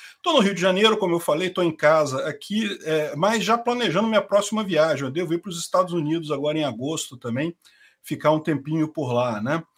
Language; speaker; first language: Portuguese; native; Portuguese